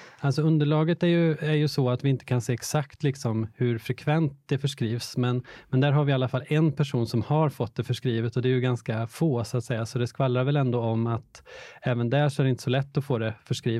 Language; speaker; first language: Swedish; native; Swedish